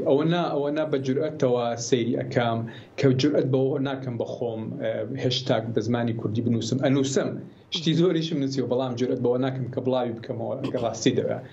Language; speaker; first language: Central Kurdish; non-native, local second language; Gurani